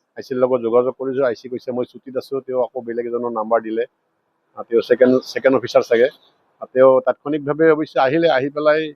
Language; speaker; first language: Assamese; native; Assamese